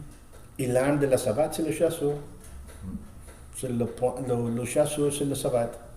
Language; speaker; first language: French; non-native, learner; Spanish